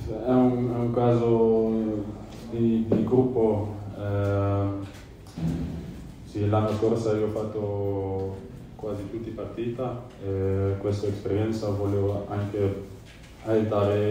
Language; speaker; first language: Italian; non-native, learner; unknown